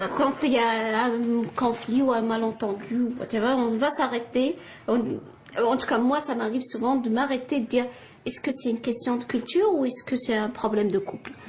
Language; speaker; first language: French; non-native, local second language; Arabic